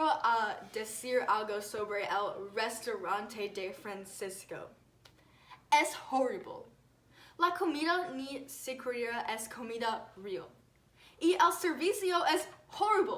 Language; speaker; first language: Spanish; non-native, learner; English